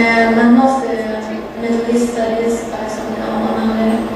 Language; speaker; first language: French; non-native, fluent; German